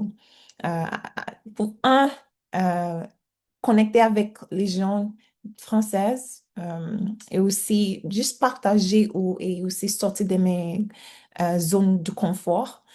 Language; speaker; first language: French; non-native, learner; English